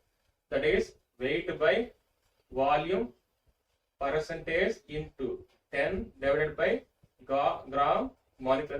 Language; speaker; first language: English; non-native, local second language; Telugu